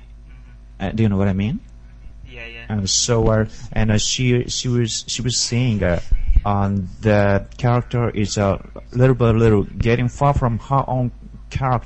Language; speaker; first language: English; non-native, learner; Japanese